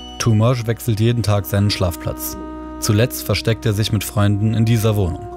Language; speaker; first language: German; early bilingual, other home language; Persian